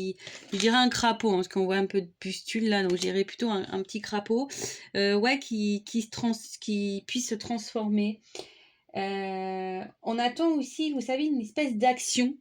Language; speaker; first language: French; native; French